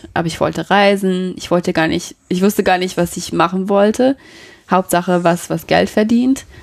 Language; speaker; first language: German; non-native, fluent; English